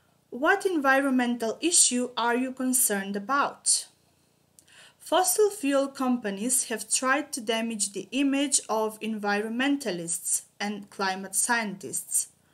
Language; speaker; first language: English; non-native, fluent; Macedonian